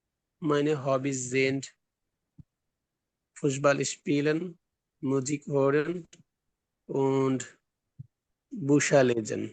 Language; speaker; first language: German; non-native, learner; Bangla